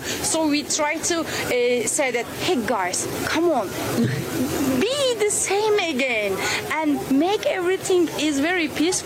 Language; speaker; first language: English; non-native, fluent; Turkish